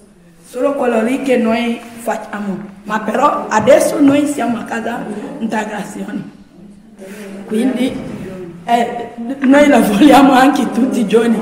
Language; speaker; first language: Italian; non-native, learner; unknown